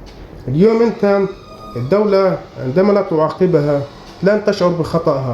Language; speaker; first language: Arabic; native; Arabic